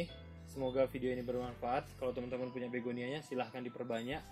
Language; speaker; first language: Indonesian; native; Indonesian